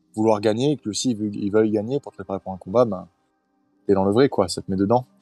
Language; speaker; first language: French; native; French